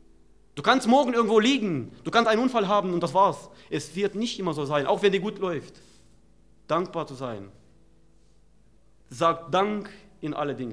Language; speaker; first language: German; non-native, fluent; Romanian